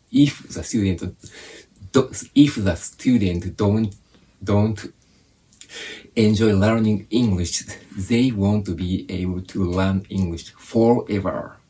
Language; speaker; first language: English; non-native, fluent; Japanese